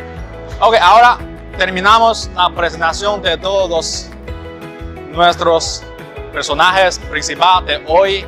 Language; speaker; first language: Spanish; non-native, learner; Chinese